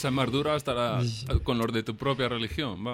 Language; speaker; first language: Spanish; native; Spanish